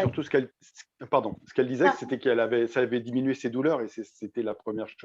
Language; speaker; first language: French; native; French